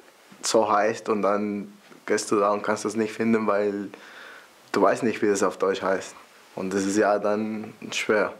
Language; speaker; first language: German; non-native, fluent; English